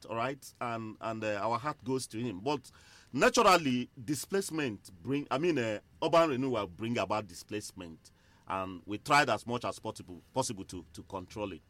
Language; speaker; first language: English; non-native, local second language; Igbo